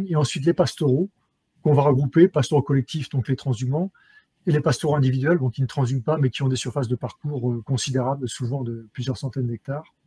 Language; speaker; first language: French; native; French